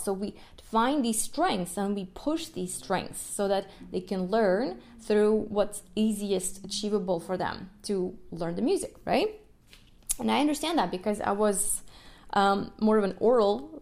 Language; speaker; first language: English; non-native, fluent; Russian